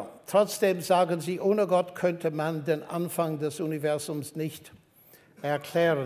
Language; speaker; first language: German; non-native, fluent; English